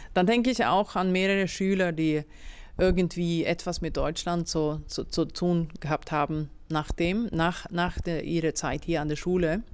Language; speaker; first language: German; non-native, fluent; Swedish